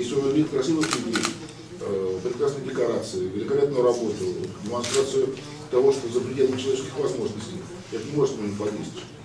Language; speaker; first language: Russian; native; Russian